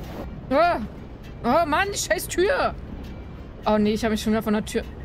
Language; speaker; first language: German; native; German